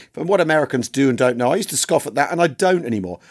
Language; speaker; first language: English; native; English